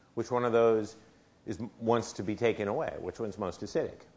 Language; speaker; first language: English; native; English